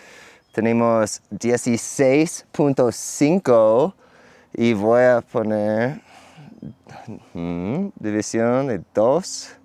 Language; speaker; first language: Spanish; non-native, fluent; English